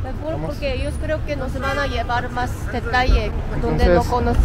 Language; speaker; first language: Spanish; non-native, fluent; Korean